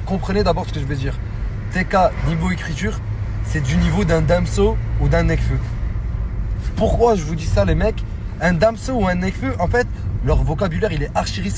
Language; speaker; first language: French; native; French